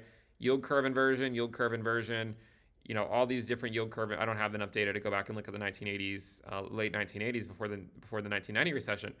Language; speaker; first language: English; native; English